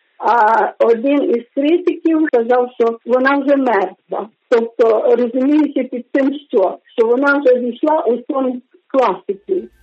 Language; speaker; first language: Ukrainian; native; Ukrainian